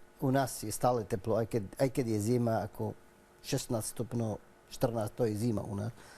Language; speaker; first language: Slovak; non-native, learner; Arabic